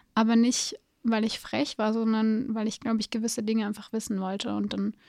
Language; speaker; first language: German; native; German